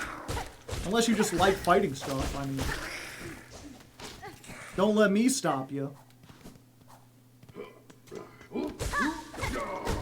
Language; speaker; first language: English; native; English